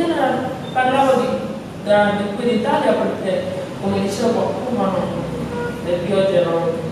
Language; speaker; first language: Italian; non-native, learner; Spanish